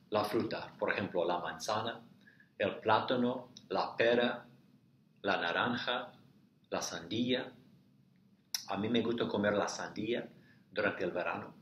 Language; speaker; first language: Spanish; non-native, fluent; English